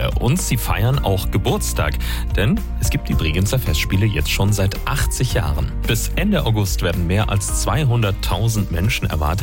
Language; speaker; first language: German; native; German